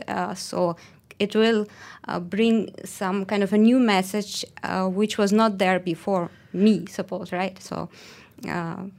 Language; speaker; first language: English; non-native, fluent; Russian